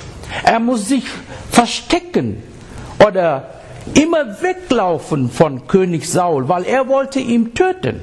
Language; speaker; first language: German; non-native, learner; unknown